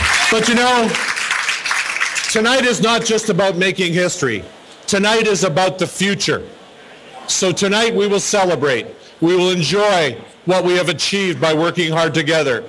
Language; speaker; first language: English; native; English